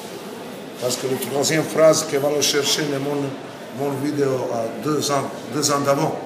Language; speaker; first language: French; non-native, learner; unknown